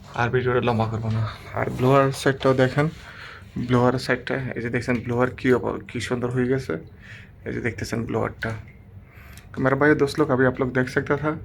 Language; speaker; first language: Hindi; non-native, learner; Bangla